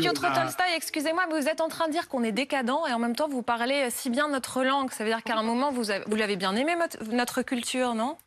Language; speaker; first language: French; native; French